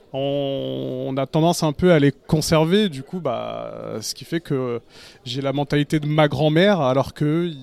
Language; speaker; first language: French; native; French